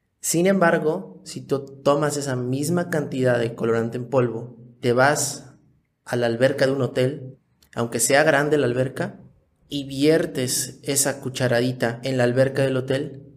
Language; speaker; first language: Spanish; native; Spanish